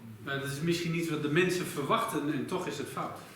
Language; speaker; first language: Dutch; native; Dutch